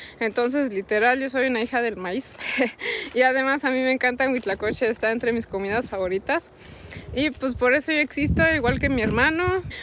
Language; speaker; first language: Spanish; early bilingual, heritage; Spanish